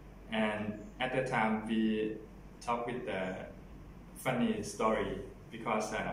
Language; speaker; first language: English; non-native, learner; Thai